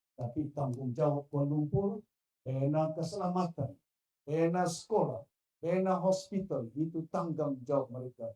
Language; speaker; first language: Malay; non-native, local second language; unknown